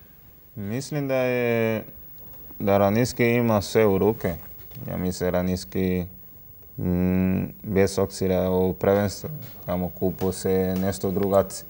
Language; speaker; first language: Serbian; non-native, learner; Spanish